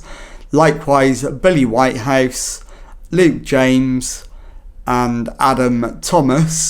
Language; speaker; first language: English; native; English